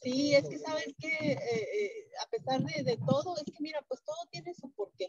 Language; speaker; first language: Spanish; native; Spanish